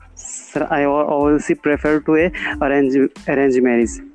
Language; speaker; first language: English; non-native, learner; Hindi